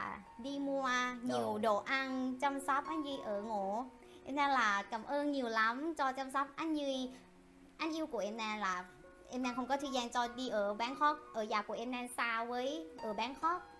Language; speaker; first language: Vietnamese; non-native, learner; Thai